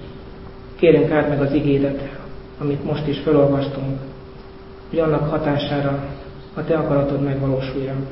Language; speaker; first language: Hungarian; native; Hungarian